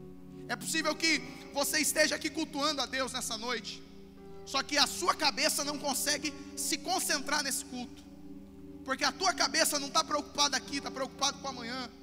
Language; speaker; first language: Portuguese; native; Portuguese